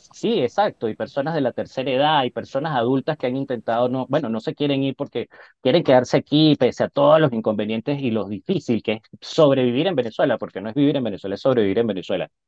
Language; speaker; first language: Spanish; native; Spanish